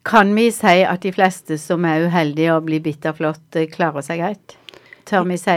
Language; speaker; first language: Norwegian; native; Norwegian